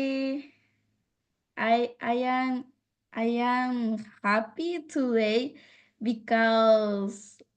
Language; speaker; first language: English; non-native, learner; Spanish